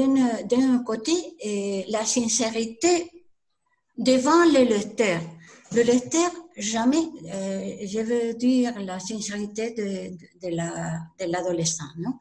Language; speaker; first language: French; non-native, learner; Spanish